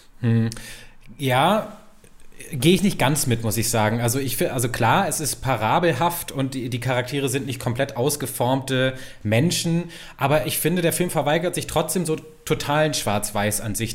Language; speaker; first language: German; native; German